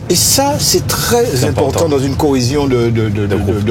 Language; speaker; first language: French; native; French